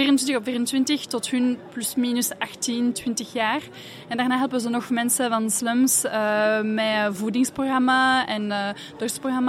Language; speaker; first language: Dutch; non-native, fluent; French